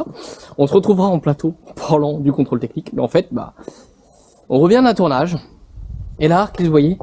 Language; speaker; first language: French; native; French